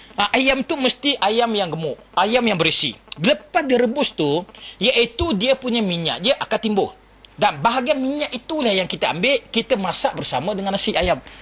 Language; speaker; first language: Malay; non-native, local second language; Chinese